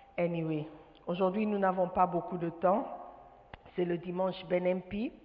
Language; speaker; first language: French; non-native, fluent; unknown